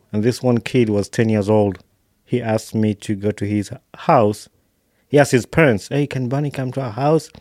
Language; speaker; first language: English; non-native, local second language; Ganda